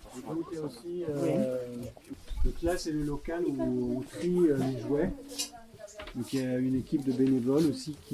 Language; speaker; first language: French; native; French